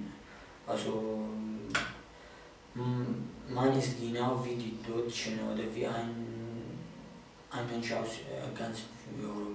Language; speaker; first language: German; non-native, fluent; Kurdish